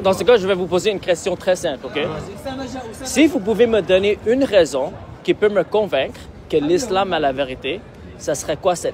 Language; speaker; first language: French; native; French